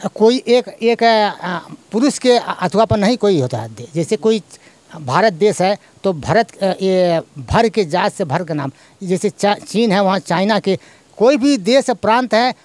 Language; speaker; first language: Hindi; native; Hindi